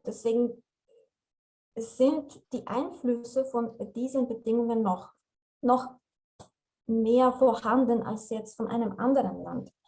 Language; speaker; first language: German; non-native, fluent; Slovenian